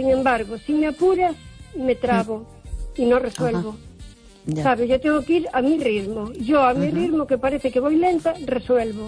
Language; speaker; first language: Spanish; non-native, local second language; Galician